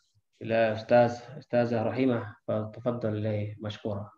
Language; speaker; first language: Arabic; non-native, fluent; Indonesian